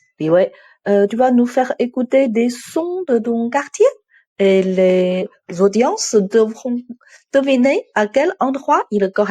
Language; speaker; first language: French; non-native, fluent; Chinese